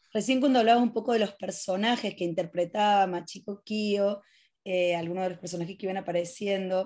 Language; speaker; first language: Spanish; native; Spanish